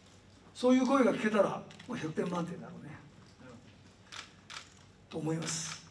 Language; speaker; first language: Japanese; native; Japanese